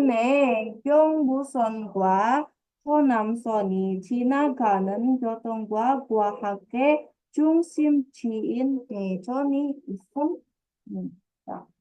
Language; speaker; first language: Korean; non-native, fluent; Indonesian